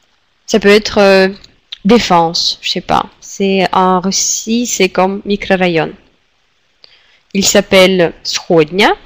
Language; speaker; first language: French; non-native, fluent; Russian